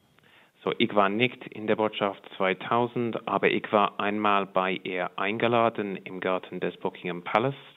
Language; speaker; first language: German; non-native, fluent; English